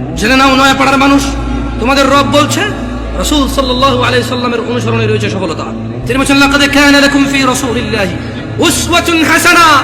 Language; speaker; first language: Bangla; early bilingual, heritage; Bangla